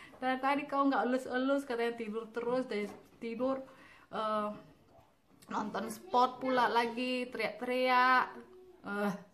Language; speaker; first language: Indonesian; native; Indonesian